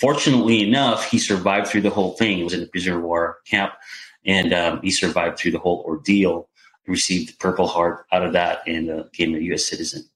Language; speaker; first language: English; non-native, local second language; Filipino